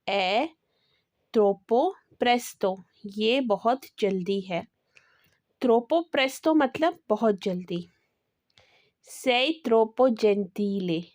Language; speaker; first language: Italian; non-native, fluent; Urdu